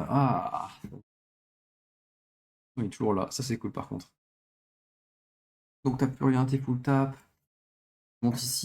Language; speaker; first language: French; native; French